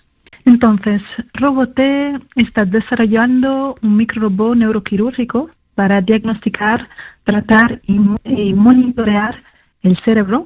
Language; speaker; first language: Spanish; non-native, fluent; French